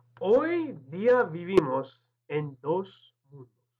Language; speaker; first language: Spanish; non-native, learner; English